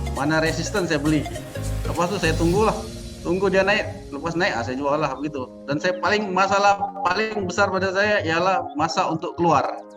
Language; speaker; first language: Malay; native; Malay